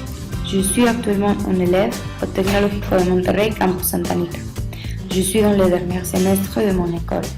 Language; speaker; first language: French; non-native, learner; Spanish